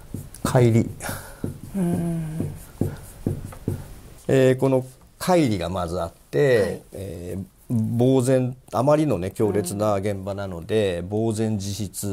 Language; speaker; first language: Japanese; native; Japanese